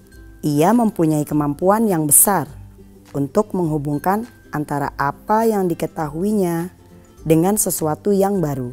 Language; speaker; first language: Indonesian; native; Indonesian